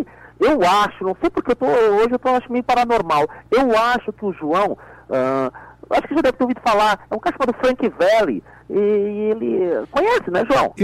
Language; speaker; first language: Portuguese; native; Portuguese